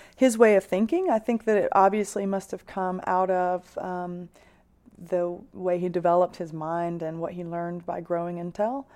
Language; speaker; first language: English; native; English